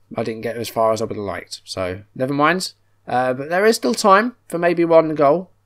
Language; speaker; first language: English; native; English